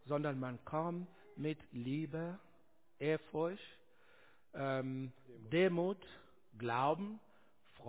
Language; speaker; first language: German; non-native, learner; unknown